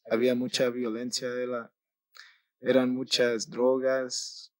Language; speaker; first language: Spanish; early bilingual, heritage; Spanish